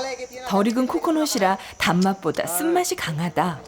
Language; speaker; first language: Korean; native; Korean